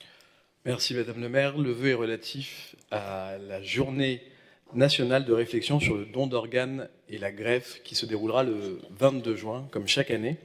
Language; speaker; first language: French; native; French